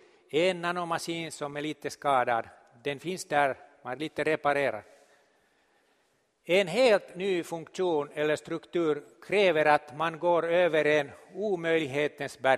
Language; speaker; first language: Swedish; non-native, local second language; Finnish